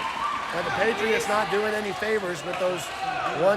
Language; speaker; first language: English; native; English